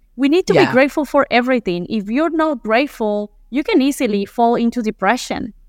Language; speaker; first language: English; non-native, fluent; Spanish